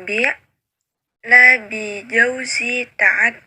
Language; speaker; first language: Arabic; non-native, learner; Indonesian